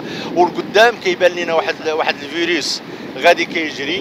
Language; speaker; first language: Arabic; native; Arabic